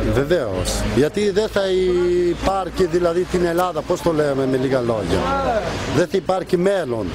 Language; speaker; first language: Greek; non-native, fluent; Albanian